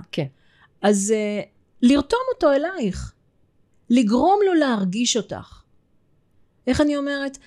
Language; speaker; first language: Hebrew; early bilingual, other home language; Russian